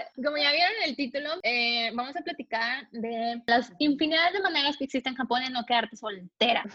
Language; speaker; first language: Spanish; native; Spanish